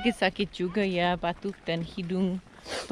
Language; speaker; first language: Indonesian; non-native, learner; English